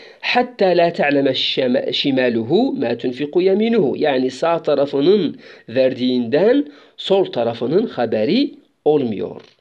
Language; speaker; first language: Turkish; non-native, fluent; Arabic